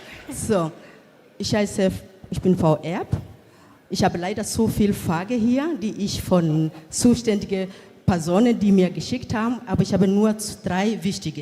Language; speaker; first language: German; non-native, fluent; Swahili